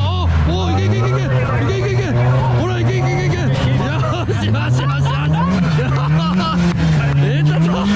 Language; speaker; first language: Japanese; native; Japanese